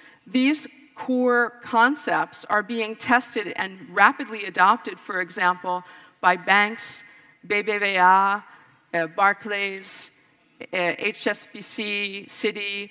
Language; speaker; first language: English; native; English